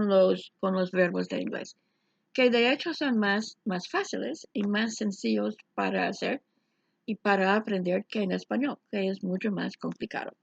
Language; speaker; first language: Spanish; non-native, fluent; English